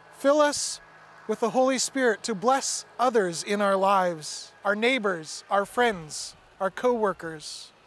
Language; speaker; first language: English; native; English